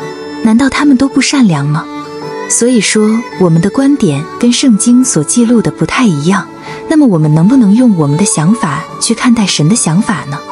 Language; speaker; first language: Chinese; native; Chinese